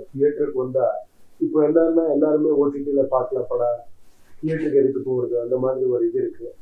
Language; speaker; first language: Tamil; non-native, learner; Kannada